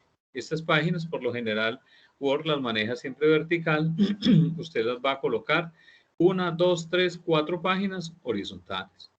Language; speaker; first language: Spanish; native; Spanish